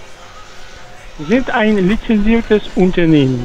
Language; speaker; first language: German; non-native, fluent; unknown